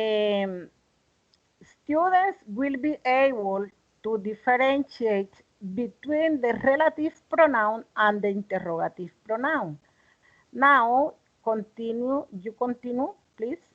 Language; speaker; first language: English; non-native, learner; Spanish